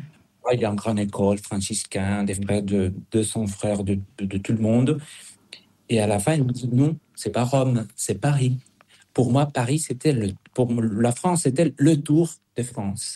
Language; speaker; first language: French; non-native, fluent; Spanish